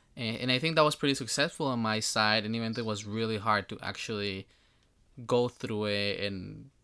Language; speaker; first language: English; non-native, fluent; Spanish